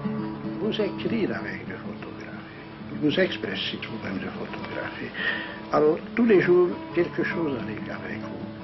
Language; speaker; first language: French; non-native, learner; Hungarian